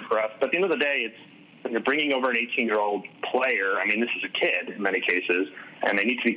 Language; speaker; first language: English; native; English